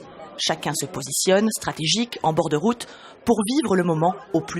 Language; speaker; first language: French; native; French